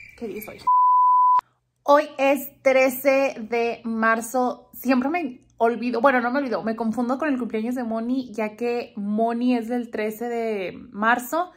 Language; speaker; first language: Spanish; native; Spanish